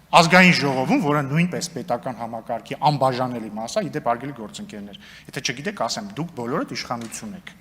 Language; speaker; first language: Armenian; native; Armenian